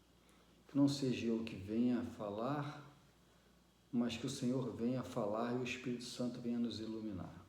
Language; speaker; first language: Portuguese; native; Portuguese